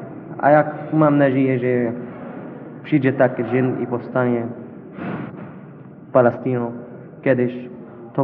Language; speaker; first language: Polish; non-native, learner; Arabic